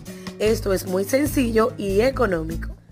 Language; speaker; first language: Spanish; native; Spanish